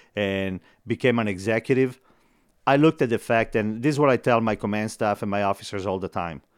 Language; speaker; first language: English; non-native, fluent; Italian